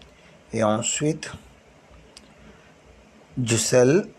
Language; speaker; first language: French; non-native, learner; Tamil